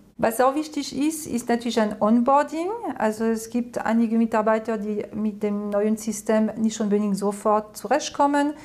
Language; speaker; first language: German; non-native, fluent; French